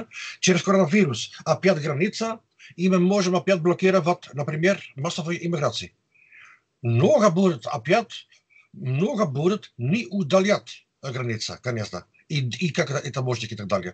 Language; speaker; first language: Russian; non-native, fluent; Dutch